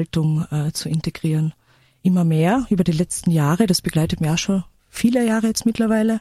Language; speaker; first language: German; native; German